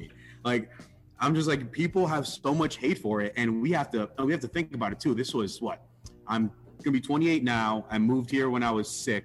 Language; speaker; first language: English; native; English